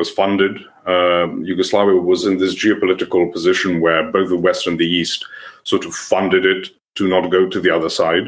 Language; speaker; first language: English; non-native, fluent; Serbian